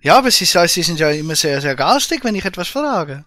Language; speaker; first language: German; native; German